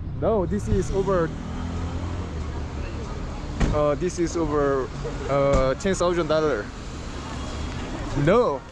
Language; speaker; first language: English; non-native, learner; Korean